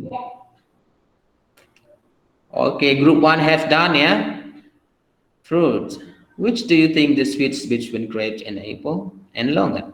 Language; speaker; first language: English; non-native, fluent; Indonesian